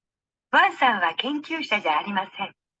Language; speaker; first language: Japanese; non-native, fluent; Indonesian